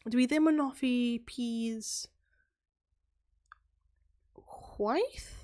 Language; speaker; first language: Welsh; non-native, learner; English